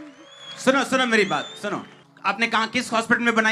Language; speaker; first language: Hindi; native; Hindi